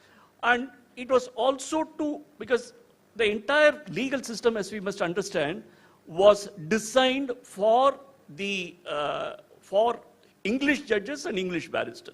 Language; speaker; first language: English; non-native, local second language; Tamil